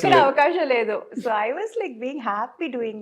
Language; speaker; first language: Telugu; non-native, local second language; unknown